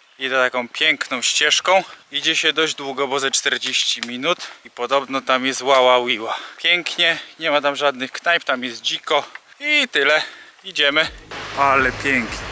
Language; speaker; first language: Polish; native; Polish